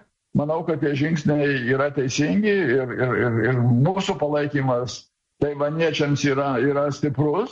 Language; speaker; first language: Lithuanian; native; Lithuanian